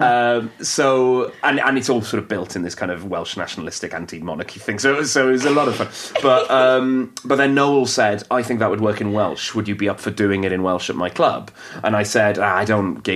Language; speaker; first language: English; non-native, local second language; Welsh